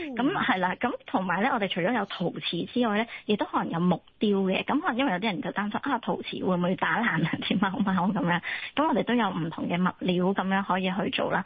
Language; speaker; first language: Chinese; non-native, local second language; Cantonese